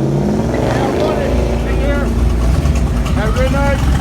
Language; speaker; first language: English; native; English